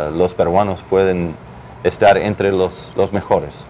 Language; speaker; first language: Spanish; non-native, fluent; English